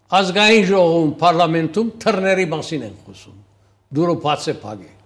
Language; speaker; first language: Armenian; early bilingual, heritage; Armenian